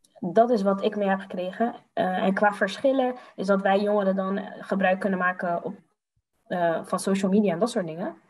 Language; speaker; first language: Dutch; early bilingual, other home language; Somali